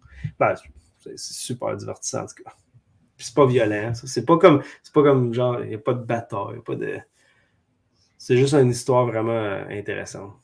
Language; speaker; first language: French; native; French